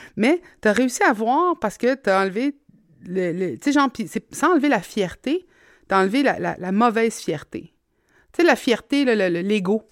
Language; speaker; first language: French; native; French